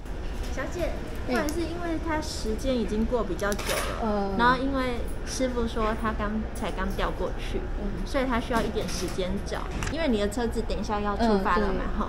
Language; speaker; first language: Chinese; native; Chinese